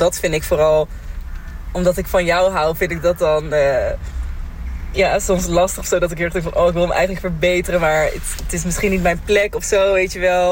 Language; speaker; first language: Dutch; native; Dutch